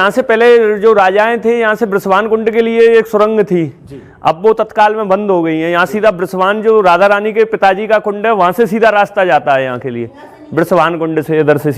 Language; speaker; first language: Hindi; native; Hindi